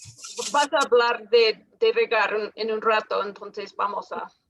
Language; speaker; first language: Spanish; non-native, fluent; English